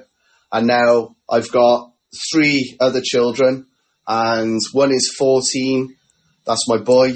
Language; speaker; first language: English; native; English